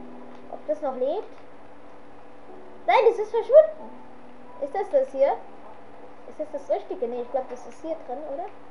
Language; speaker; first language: German; native; German